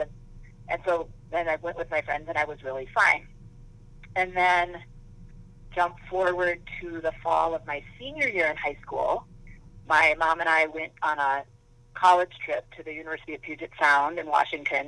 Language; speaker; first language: English; native; English